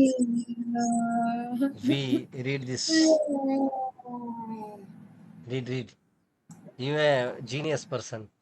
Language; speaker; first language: English; non-native, learner; Urdu